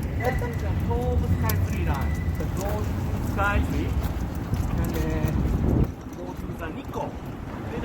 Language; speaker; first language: English; non-native, learner; Japanese